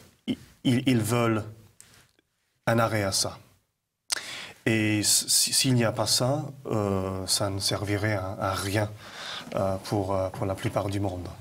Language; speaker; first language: French; non-native, fluent; English